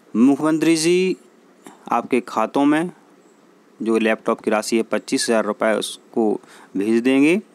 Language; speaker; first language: Hindi; native; Hindi